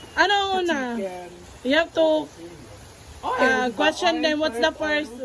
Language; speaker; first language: English; non-native, learner; Cebuano